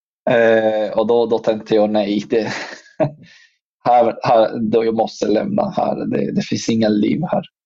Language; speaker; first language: Swedish; non-native, fluent; Spanish